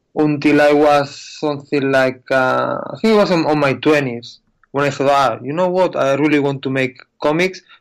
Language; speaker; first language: English; non-native, fluent; Spanish